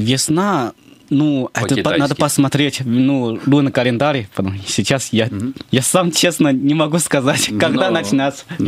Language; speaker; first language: Russian; non-native, fluent; Chinese